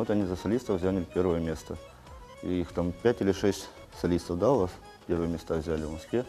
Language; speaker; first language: Russian; native; Russian